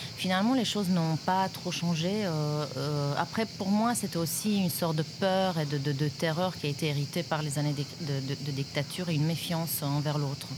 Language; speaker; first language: French; non-native, fluent; Romanian